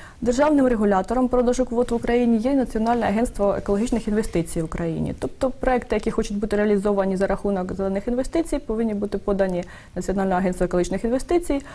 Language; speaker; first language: Ukrainian; native; Ukrainian